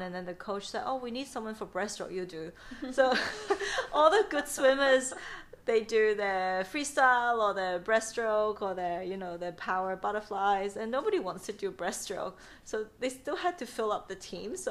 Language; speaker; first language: English; non-native, local second language; Cantonese